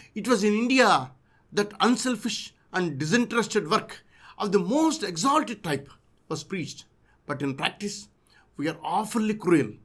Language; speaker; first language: English; non-native, local second language; Telugu